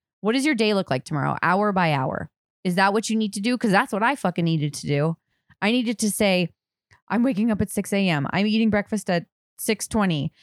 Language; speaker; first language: English; native; English